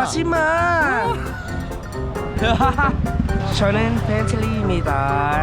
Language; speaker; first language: Korean; non-native, learner; Thai